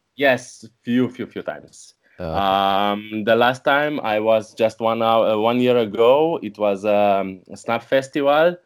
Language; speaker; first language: English; non-native, learner; Slovenian